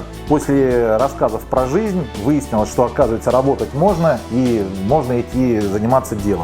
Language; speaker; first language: Russian; native; Russian